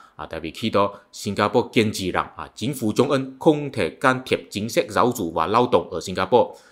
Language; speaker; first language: Vietnamese; non-native, fluent; Malay